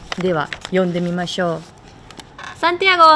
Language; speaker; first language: Japanese; native; Japanese